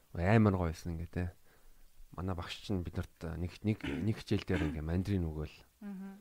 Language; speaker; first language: Mongolian; native; Mongolian